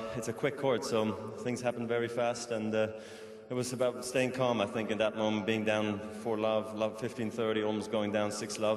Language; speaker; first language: English; non-native, fluent; German